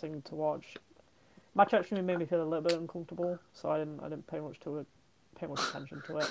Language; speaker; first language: English; native; English